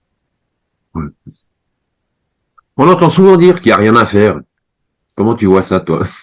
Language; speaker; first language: French; native; French